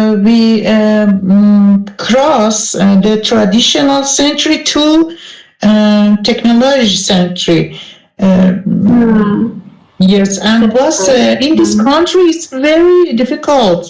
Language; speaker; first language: English; non-native, learner; Persian